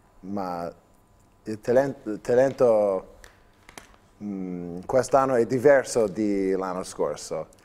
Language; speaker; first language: Italian; non-native, learner; English